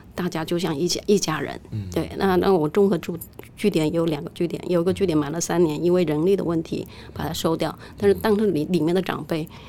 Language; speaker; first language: Chinese; native; Chinese